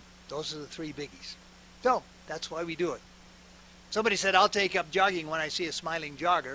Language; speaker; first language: English; native; English